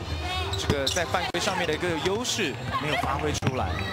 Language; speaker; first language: Chinese; native; Chinese